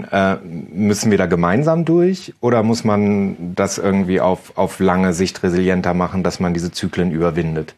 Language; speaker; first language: German; native; German